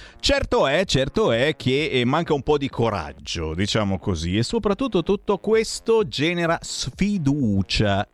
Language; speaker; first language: Italian; native; Italian